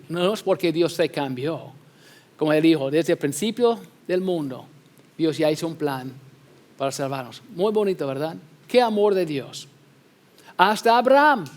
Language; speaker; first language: Spanish; non-native, fluent; English